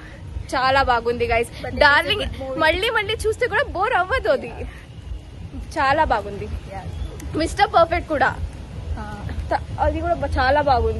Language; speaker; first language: Telugu; non-native, learner; Kannada